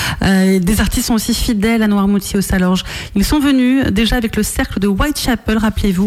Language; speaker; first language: French; native; French